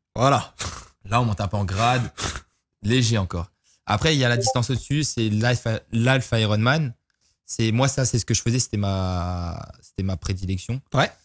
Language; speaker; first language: French; native; French